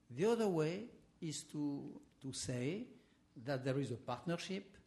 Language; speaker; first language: English; non-native, fluent; French